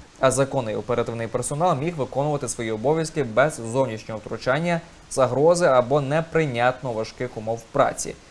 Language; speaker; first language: Ukrainian; native; Ukrainian